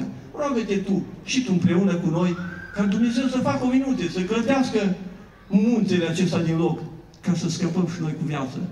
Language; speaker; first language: Romanian; native; Romanian